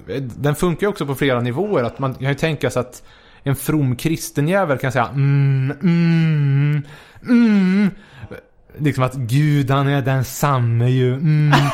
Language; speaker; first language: Swedish; native; Swedish